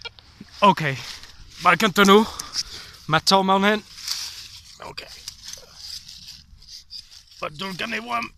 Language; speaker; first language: Welsh; non-native, learner; English